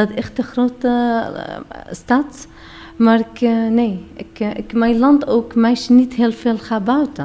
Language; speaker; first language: Dutch; non-native, learner; Arabic